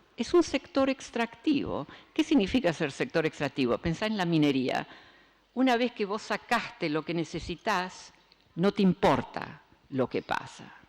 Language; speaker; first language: Spanish; early bilingual, other home language; Dutch